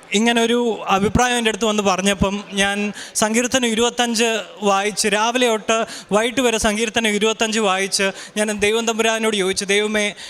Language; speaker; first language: Malayalam; early bilingual, heritage; Malayalam